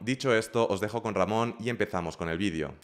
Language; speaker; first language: Spanish; native; Spanish